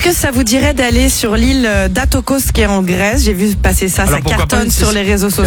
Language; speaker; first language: French; native; French